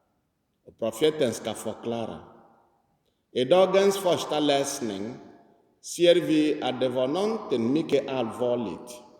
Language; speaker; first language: Swedish; non-native, fluent; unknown